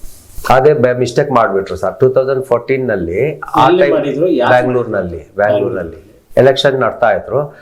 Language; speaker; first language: Kannada; non-native, local second language; Telugu